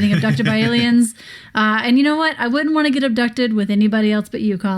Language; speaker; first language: English; native; English